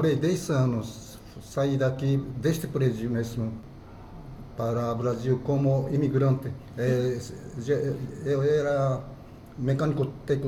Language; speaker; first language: Portuguese; non-native, fluent; Japanese